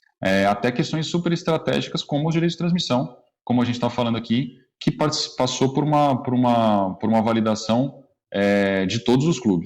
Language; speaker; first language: Portuguese; native; Portuguese